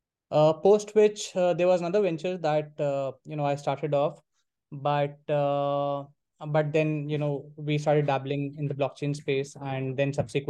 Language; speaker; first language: English; non-native, local second language; Hindi